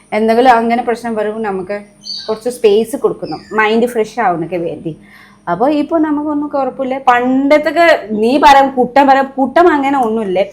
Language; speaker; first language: Malayalam; non-native, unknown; Nepali